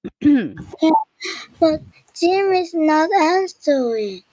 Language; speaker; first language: English; non-native, learner; Korean